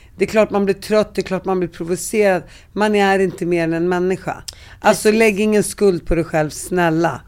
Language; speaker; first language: Swedish; early bilingual, other home language; Arabic